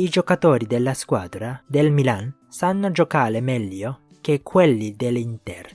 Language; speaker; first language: Italian; non-native, learner; Japanese